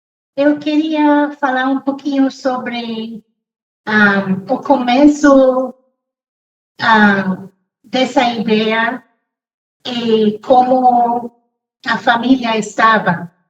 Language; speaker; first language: Portuguese; non-native, fluent; English